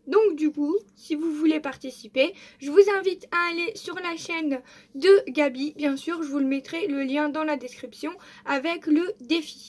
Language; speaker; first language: French; native; French